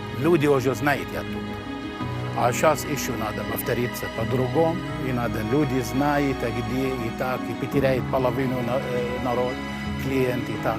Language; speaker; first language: Russian; non-native, learner; Arabic